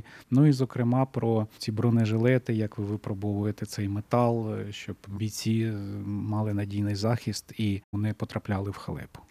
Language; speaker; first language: Ukrainian; native; Ukrainian